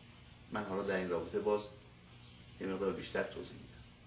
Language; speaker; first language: Persian; native; Persian